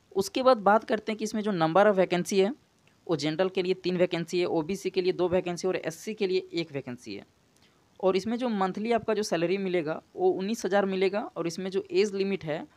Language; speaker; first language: Hindi; native; Hindi